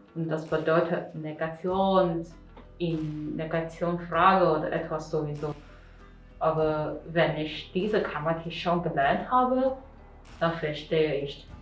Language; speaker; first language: German; non-native, learner; Chinese